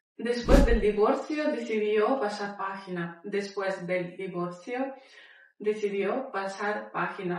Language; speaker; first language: Spanish; non-native, fluent; Ukrainian